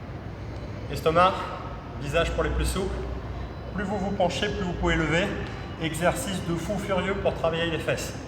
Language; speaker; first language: French; native; French